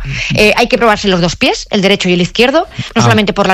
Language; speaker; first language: Spanish; native; Spanish